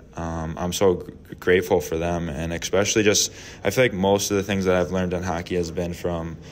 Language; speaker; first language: English; native; English